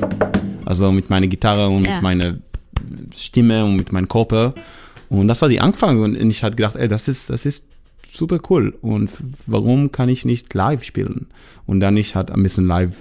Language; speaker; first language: German; non-native, fluent; Hebrew